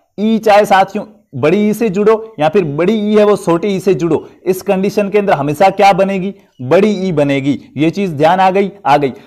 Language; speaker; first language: Hindi; native; Hindi